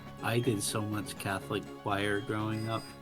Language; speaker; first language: English; native; English